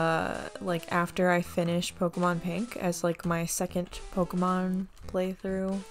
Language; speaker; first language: English; native; English